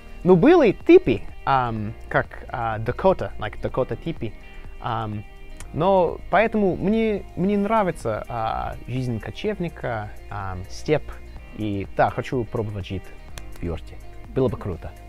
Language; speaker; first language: Russian; non-native, learner; English